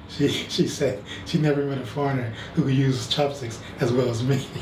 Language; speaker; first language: English; native; English